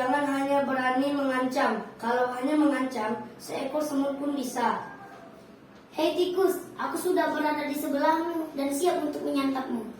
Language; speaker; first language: Indonesian; native; Indonesian